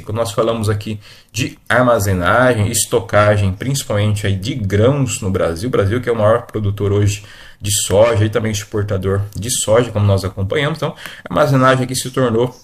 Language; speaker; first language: Portuguese; native; Portuguese